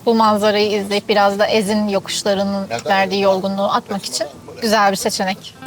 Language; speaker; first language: Turkish; native; Turkish